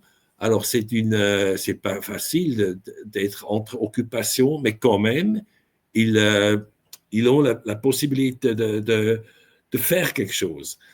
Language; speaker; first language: French; non-native, local second language; German